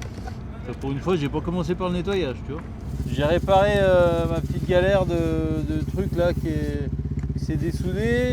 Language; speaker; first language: French; native; French